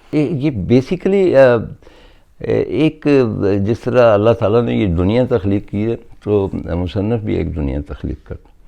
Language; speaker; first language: Urdu; non-native, local second language; Punjabi